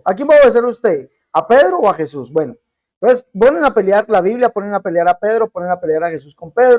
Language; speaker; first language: Spanish; native; Spanish